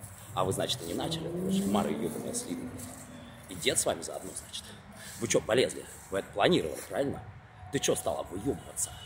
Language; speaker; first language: Russian; native; Russian